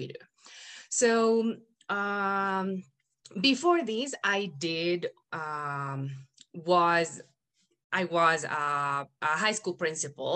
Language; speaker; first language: English; non-native, fluent; Spanish